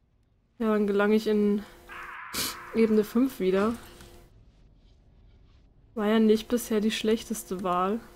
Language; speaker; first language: German; native; German